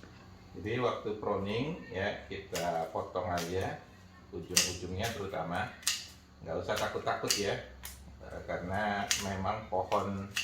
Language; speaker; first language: Indonesian; native; Indonesian